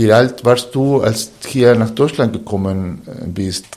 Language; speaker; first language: German; non-native, fluent; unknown